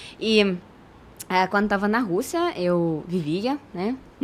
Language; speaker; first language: Portuguese; non-native, fluent; Russian